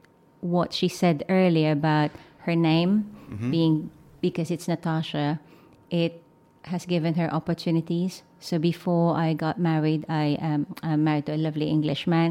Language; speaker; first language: English; non-native, local second language; Filipino